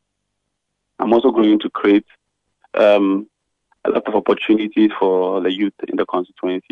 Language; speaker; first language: English; non-native, local second language; Ga